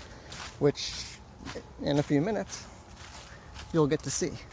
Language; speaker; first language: English; native; English